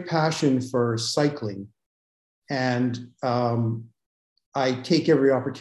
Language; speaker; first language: English; native; English